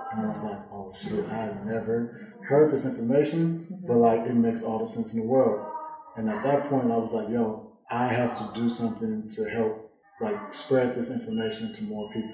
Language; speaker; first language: English; native; English